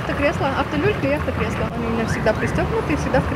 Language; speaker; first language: Russian; native; Russian